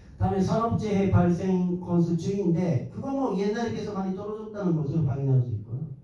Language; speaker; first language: Korean; non-native, fluent; Japanese